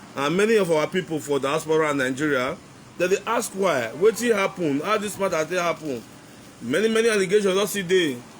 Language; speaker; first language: Nigerian Pidgin; non-native, local second language; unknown